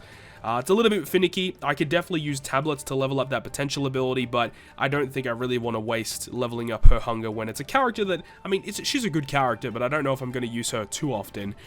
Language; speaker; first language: English; native; English